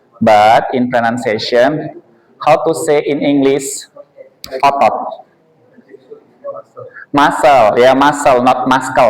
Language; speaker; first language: English; non-native, fluent; Indonesian